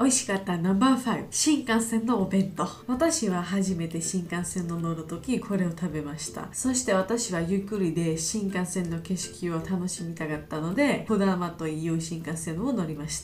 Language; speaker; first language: Japanese; non-native, learner; Georgian